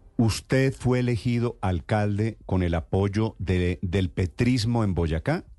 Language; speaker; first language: Spanish; native; Spanish